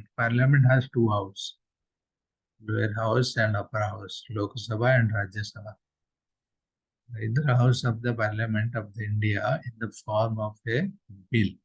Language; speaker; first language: English; non-native, local second language; Odia